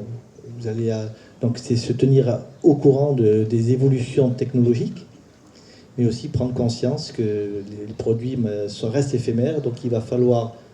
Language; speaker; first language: French; native; French